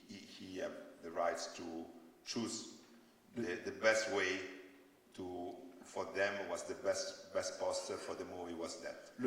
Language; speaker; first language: English; non-native, learner; Italian